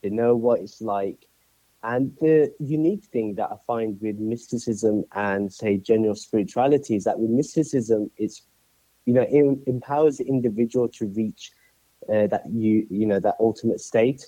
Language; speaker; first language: English; native; English